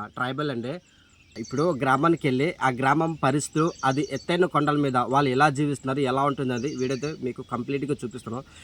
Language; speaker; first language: Telugu; non-native, local second language; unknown